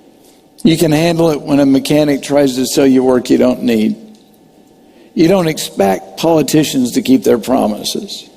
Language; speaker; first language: English; native; English